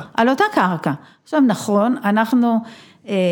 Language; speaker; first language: Hebrew; native; Hebrew